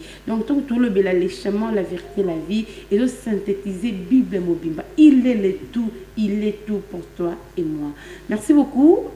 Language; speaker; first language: French; non-native, local second language; Lingala